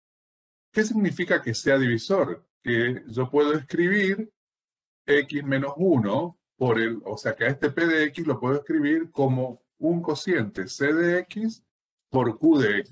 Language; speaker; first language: Spanish; native; Spanish